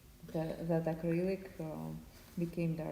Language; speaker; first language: English; non-native, learner; Russian